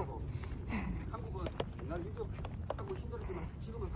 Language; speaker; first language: Korean; native; Korean